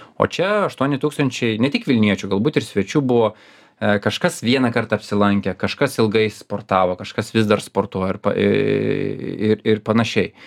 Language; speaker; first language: Lithuanian; non-native, local second language; Russian